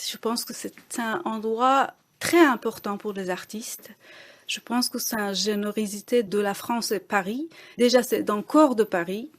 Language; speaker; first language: French; non-native, fluent; Persian